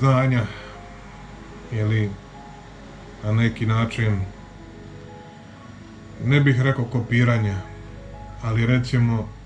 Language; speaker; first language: Serbian; native; Serbian